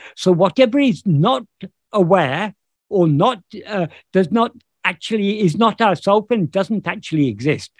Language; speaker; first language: English; native; English